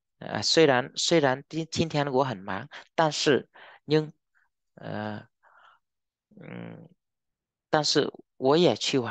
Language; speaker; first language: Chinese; non-native, fluent; Vietnamese